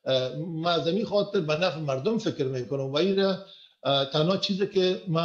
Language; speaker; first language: Persian; native; Persian